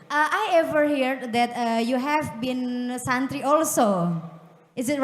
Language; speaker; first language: English; non-native, fluent; Indonesian